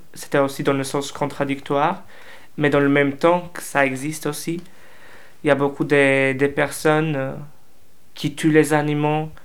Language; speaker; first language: French; non-native, fluent; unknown